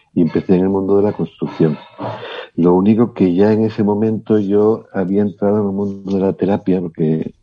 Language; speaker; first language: Spanish; native; Spanish